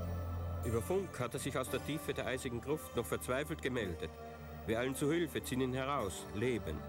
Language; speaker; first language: German; native; German